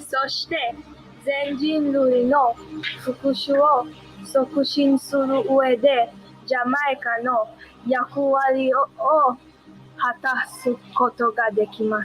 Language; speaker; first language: Japanese; non-native, learner; English